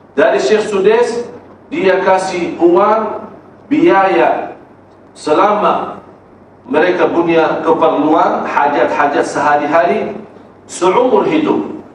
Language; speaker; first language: Malay; non-native, fluent; Arabic